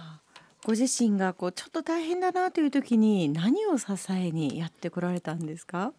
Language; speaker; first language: Japanese; native; Japanese